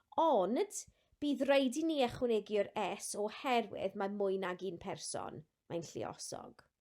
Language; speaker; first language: Welsh; non-native, local second language; English